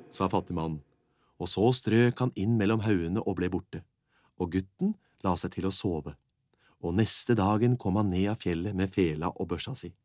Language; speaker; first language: Norwegian; native; Norwegian